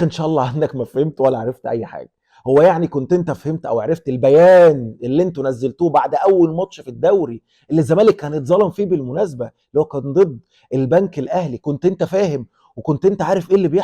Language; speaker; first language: Arabic; native; Arabic